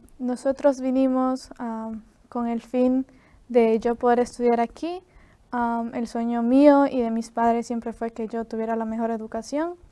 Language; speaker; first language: Spanish; native; Spanish